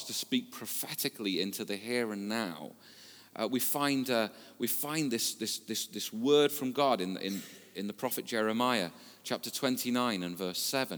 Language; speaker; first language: English; native; English